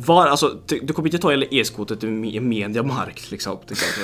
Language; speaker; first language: Swedish; native; Swedish